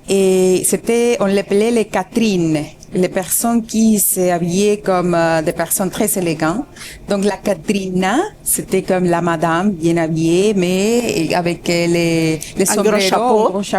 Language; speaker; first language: French; non-native, fluent; Spanish